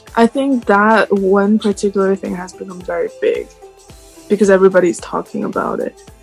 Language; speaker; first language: English; non-native, fluent; Chinese